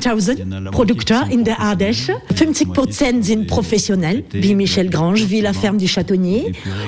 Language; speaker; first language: German; non-native, learner; French